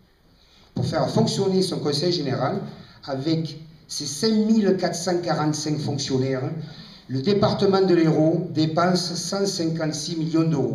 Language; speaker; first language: French; native; French